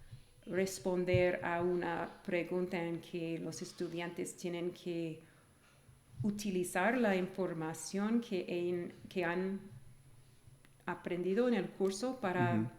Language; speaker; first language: Spanish; non-native, fluent; English